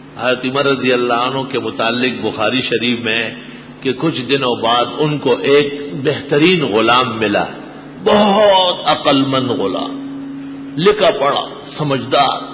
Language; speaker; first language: Urdu; non-native, local second language; Pashto